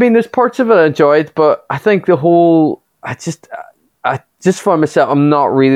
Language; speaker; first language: English; native; English